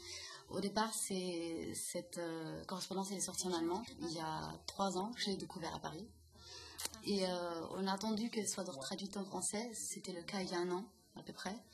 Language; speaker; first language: French; non-native, fluent; German